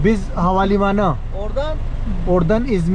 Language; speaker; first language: Turkish; non-native, learner; Urdu